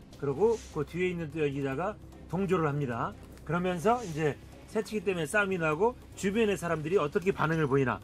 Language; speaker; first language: Korean; native; Korean